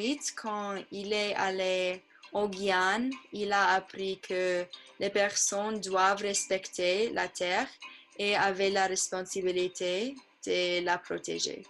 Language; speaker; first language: French; non-native, learner; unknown